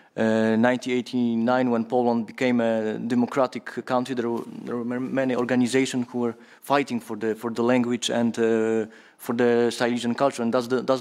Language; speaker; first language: English; non-native, fluent; Polish